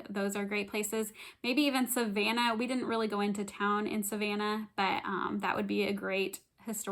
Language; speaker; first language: English; native; English